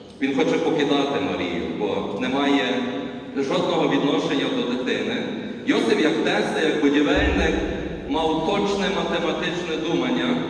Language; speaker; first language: Ukrainian; native; Ukrainian